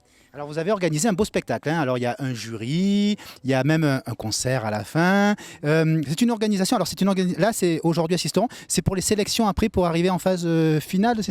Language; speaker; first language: French; native; French